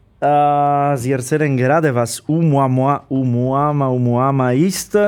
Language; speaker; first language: German; non-native, learner; Italian